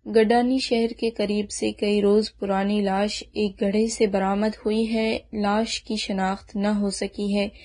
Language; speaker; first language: Urdu; non-native, local second language; Baluchi